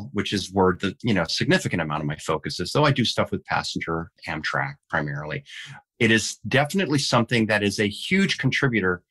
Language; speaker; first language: English; non-native, fluent; Danish